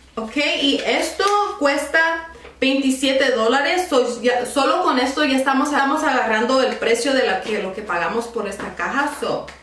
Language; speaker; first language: Spanish; early bilingual, other home language; English